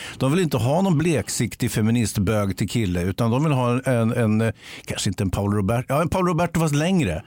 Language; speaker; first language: Swedish; native; Swedish